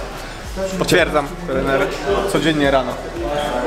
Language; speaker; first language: Polish; native; Polish